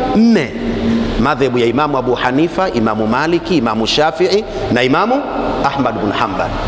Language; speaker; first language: Swahili; non-native, local second language; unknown